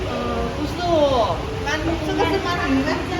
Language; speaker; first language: Chinese; native; Chinese